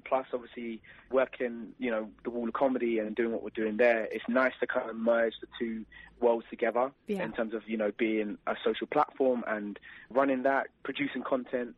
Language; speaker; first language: English; native; English